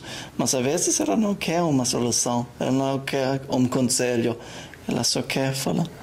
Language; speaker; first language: Portuguese; non-native, learner; German